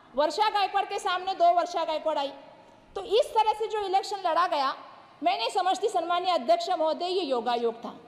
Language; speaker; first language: Hindi; non-native, local second language; Marathi